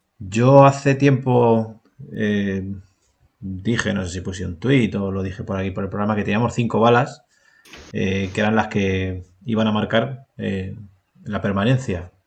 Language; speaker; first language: Spanish; native; Spanish